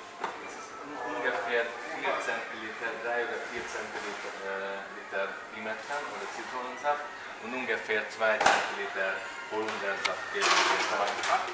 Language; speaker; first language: German; non-native, learner; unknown